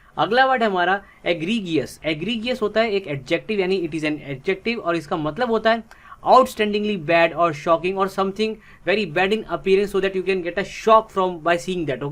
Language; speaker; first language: Hindi; native; Hindi